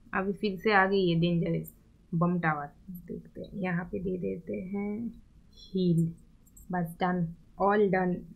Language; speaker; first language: Hindi; non-native, local second language; Bangla